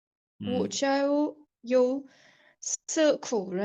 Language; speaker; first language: Chinese; non-native, learner; Urdu